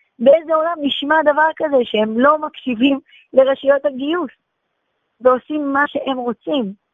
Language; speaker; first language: Hebrew; native; Hebrew